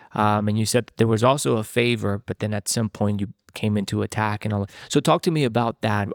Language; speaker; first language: English; native; English